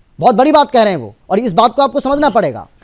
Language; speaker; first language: Hindi; native; Hindi